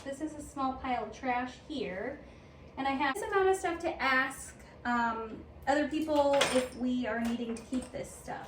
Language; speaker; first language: English; native; English